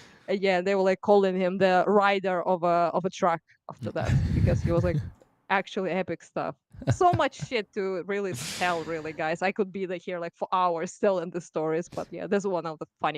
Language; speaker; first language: English; non-native, fluent; Ukrainian